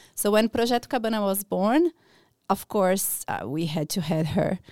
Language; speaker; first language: English; non-native, fluent; Portuguese